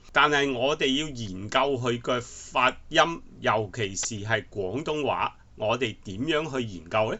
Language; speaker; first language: Cantonese; native; Cantonese